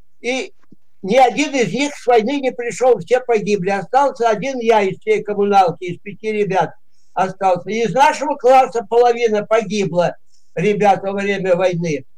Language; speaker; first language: Russian; native; Russian